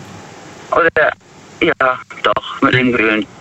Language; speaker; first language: German; native; German